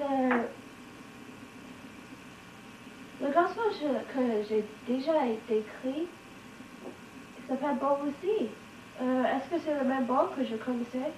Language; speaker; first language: French; non-native, learner; English